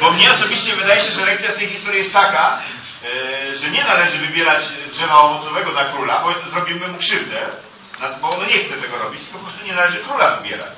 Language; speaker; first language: Polish; native; Polish